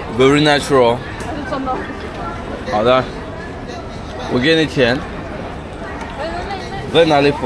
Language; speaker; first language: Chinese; non-native, learner; Rundi